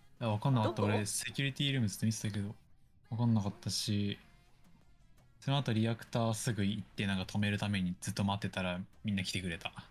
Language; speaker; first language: Japanese; native; Japanese